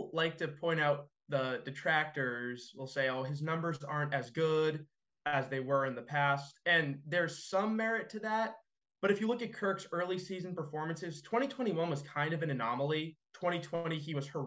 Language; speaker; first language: English; native; English